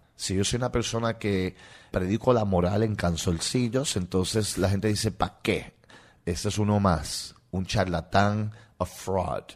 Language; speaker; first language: Spanish; non-native, local second language; English